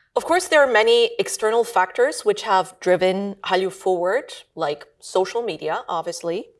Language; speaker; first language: English; early bilingual, heritage; German